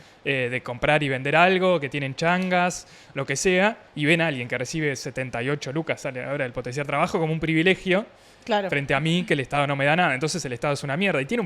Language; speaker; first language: Spanish; native; Spanish